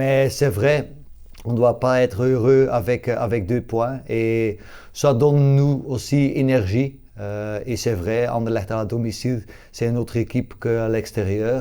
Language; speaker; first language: French; non-native, local second language; Dutch